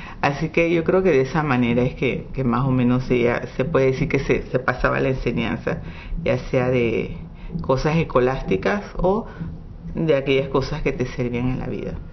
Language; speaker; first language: Spanish; non-native, local second language; English